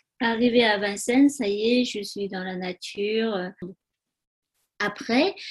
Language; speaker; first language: French; non-native, learner; Tibetan